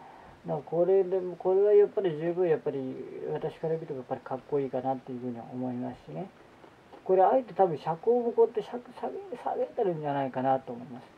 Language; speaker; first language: Japanese; native; Japanese